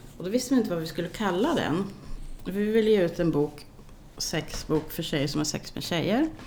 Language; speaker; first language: Swedish; native; Swedish